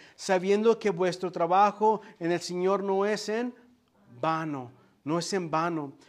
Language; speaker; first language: Spanish; native; Spanish